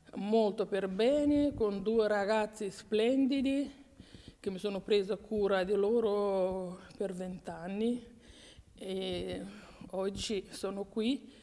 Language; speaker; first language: Italian; non-native, fluent; Romanian